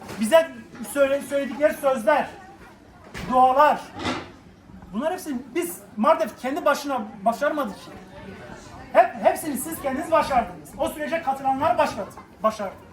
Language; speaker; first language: Turkish; non-native, local second language; Kurdish